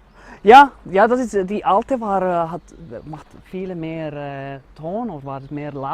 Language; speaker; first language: German; non-native, learner; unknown